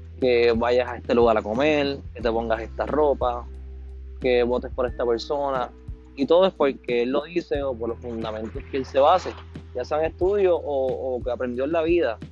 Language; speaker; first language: Spanish; native; Spanish